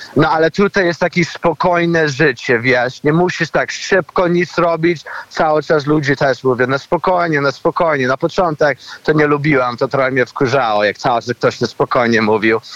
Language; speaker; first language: Polish; early bilingual, heritage; Polish